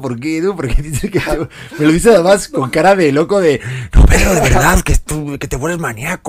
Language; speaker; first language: Spanish; native; Spanish